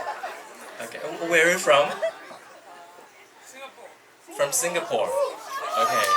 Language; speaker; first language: English; non-native, fluent; Chinese